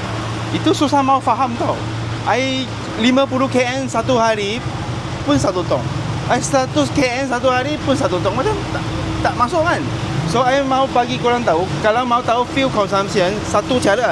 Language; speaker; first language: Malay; non-native, local second language; Chinese